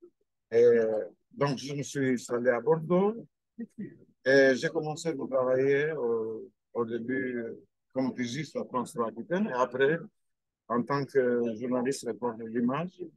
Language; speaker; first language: French; non-native, fluent; Albanian